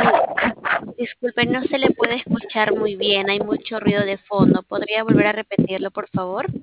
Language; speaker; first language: Spanish; native; Spanish